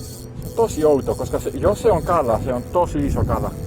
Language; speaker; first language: Finnish; non-native, learner; English